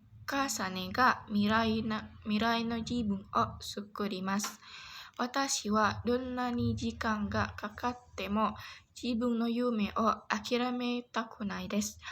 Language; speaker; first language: Japanese; non-native, learner; Indonesian